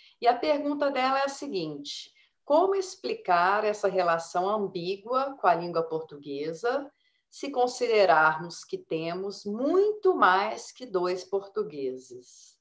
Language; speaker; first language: Portuguese; native; Portuguese